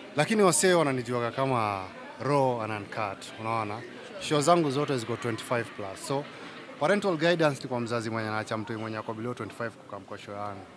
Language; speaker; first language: Swahili; native; Swahili